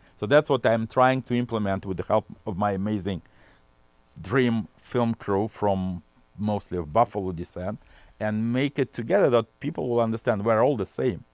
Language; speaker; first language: English; non-native, fluent; Russian